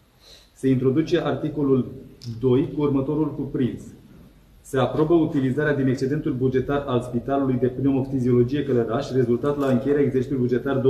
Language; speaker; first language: Romanian; native; Romanian